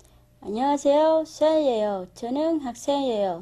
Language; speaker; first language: Korean; non-native, learner; Vietnamese